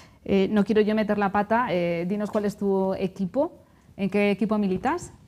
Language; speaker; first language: Spanish; native; Spanish